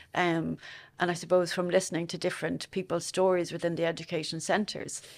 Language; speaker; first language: English; native; English